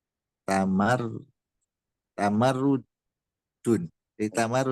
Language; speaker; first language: Arabic; non-native, learner; Indonesian